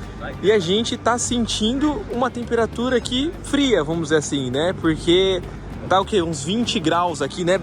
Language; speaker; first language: Portuguese; native; Portuguese